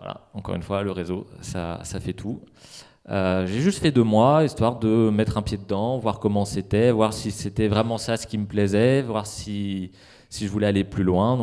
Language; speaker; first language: French; native; French